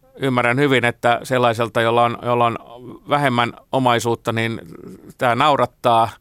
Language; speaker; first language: Finnish; non-native, local second language; Swedish